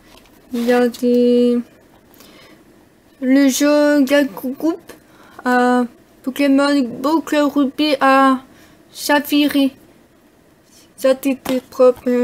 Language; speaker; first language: French; non-native, learner; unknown